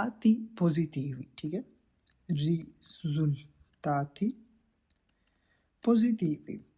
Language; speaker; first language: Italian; non-native, learner; Urdu